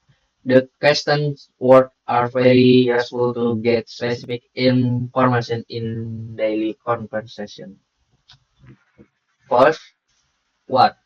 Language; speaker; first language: English; non-native, learner; Indonesian